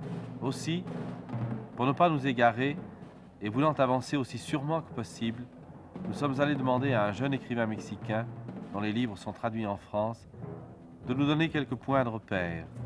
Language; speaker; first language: French; native; French